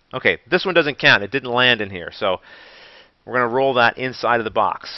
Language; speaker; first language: English; native; English